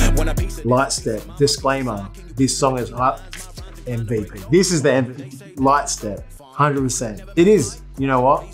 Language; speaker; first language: English; native; English